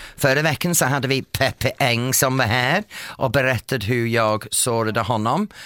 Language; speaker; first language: Swedish; non-native, fluent; English